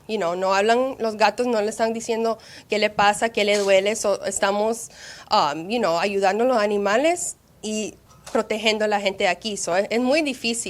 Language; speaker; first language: Spanish; early bilingual, heritage; Spanish